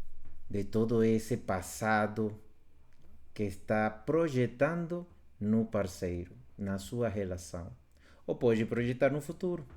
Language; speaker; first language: Portuguese; non-native, fluent; Spanish